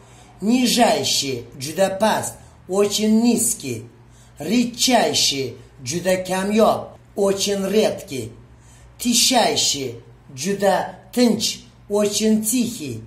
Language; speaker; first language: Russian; non-native, fluent; Uzbek